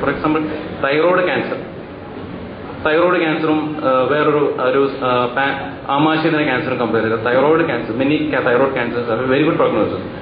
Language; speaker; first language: English; non-native, local second language; Malayalam